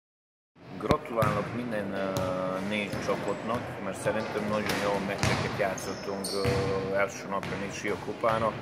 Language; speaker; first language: Hungarian; non-native, fluent; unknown